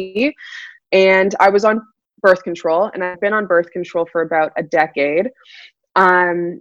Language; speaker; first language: English; native; English